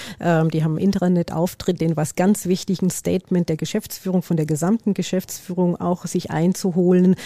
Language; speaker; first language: German; native; German